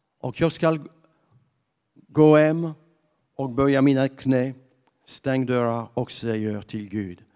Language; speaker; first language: Swedish; non-native, fluent; French